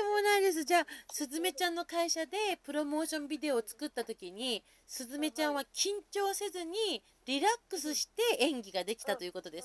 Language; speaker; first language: Japanese; native; Japanese